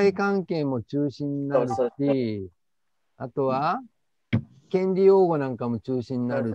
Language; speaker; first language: Japanese; native; Japanese